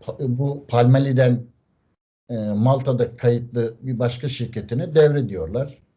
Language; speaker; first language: Turkish; native; Turkish